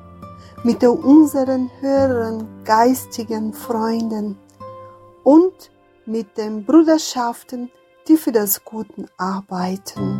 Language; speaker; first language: German; non-native, fluent; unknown